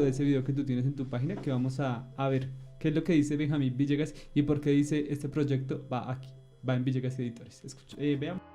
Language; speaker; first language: Spanish; native; Spanish